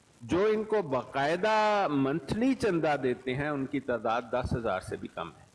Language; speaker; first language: Urdu; non-native, local second language; Punjabi